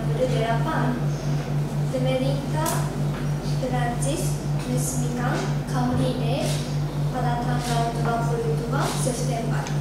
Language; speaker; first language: Indonesian; non-native, learner; Japanese